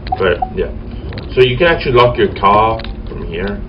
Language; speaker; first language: English; native; English